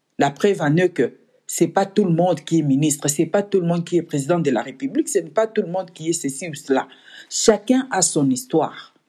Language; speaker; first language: French; non-native, local second language; Lingala